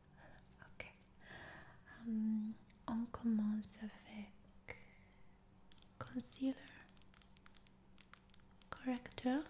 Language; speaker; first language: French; non-native, fluent; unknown